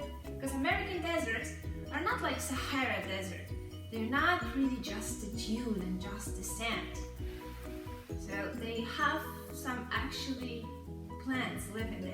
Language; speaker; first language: English; non-native, fluent; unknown